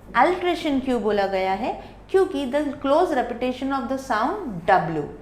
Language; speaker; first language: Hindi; non-native, local second language; Bangla